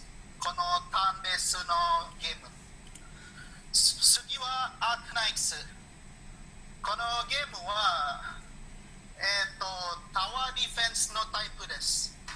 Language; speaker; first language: Japanese; non-native, learner; Indonesian